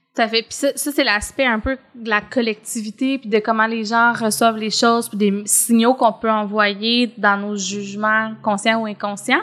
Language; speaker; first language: French; native; French